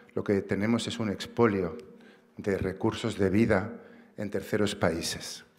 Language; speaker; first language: Spanish; native; Spanish